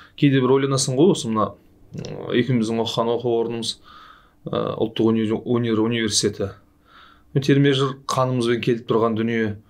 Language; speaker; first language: Kazakh; native; Kazakh